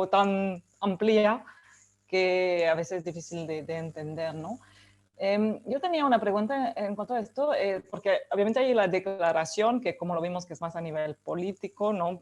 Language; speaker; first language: Spanish; native; Spanish